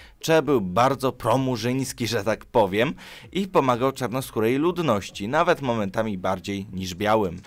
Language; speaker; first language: Polish; early bilingual, other home language; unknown